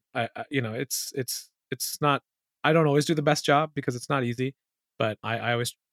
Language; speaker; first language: English; early bilingual, other home language; Urdu